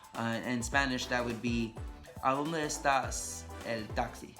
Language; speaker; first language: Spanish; non-native, learner; English